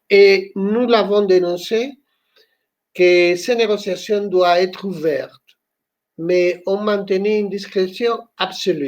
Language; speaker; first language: French; non-native, fluent; Spanish